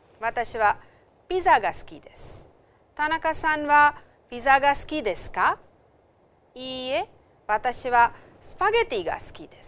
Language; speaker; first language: Japanese; non-native, fluent; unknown